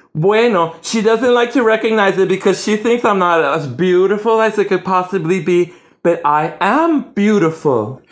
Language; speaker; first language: English; non-native, local second language; Spanish